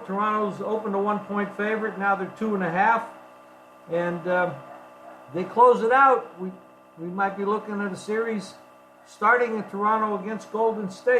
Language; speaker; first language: English; native; English